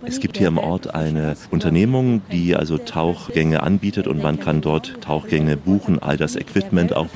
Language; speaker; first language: German; native; German